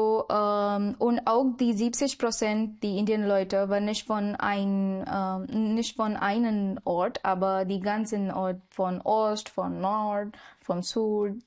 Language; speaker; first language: German; non-native, learner; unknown